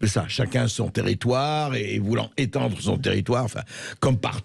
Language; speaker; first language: French; native; French